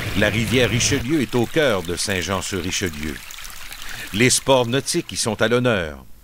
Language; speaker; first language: French; native; French